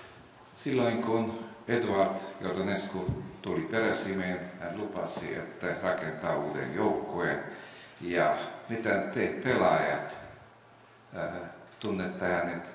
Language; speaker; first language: Finnish; non-native, fluent; Romanian